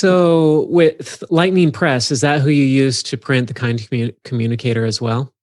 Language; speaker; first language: English; native; English